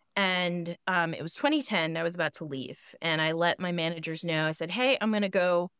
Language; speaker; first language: English; native; English